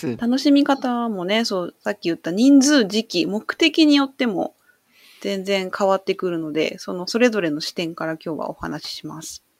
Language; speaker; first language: Japanese; native; Japanese